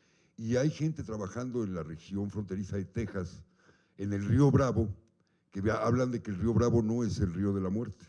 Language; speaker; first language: Spanish; native; Spanish